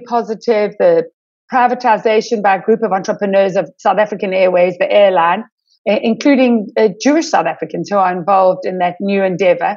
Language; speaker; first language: English; native; English